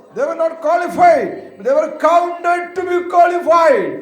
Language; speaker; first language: English; non-native, local second language; Malayalam